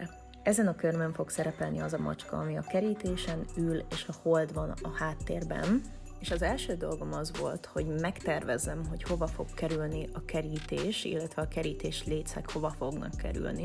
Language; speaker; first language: Hungarian; native; Hungarian